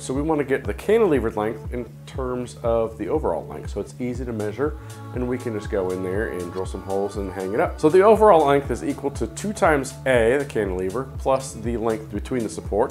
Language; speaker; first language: English; native; English